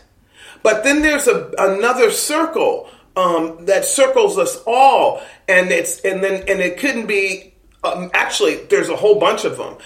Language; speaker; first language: English; native; English